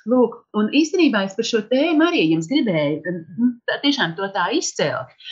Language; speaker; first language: Latvian; native; Latvian